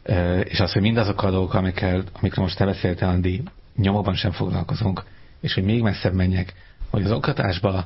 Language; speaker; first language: Hungarian; native; Hungarian